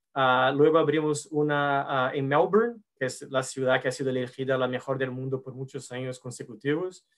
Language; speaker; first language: Spanish; non-native, learner; Portuguese